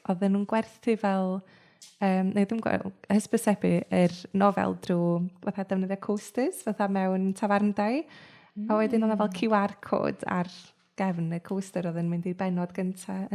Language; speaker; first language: Welsh; native; Welsh